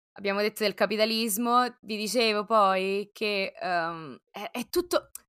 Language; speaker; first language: Italian; native; Italian